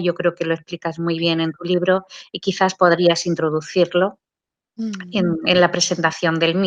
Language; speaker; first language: Spanish; native; Spanish